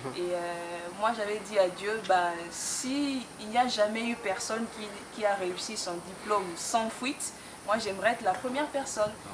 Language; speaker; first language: French; non-native, local second language; Lingala